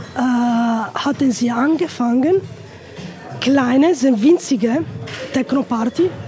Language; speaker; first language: German; non-native, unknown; Italian